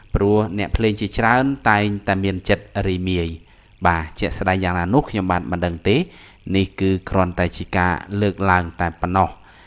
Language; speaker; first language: Khmer; native; Khmer